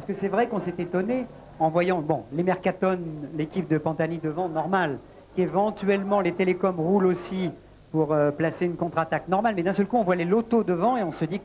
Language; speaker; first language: French; native; French